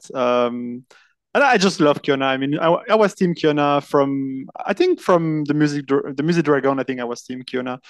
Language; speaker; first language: English; non-native, fluent; French